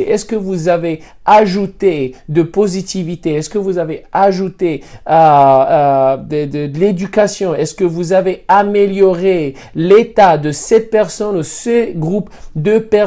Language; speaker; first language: French; non-native, fluent; Spanish